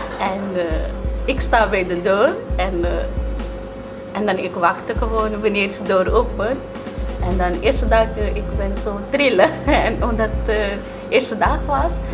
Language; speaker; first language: Dutch; non-native, learner; Punjabi